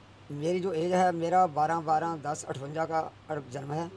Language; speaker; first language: Hindi; non-native, local second language; Punjabi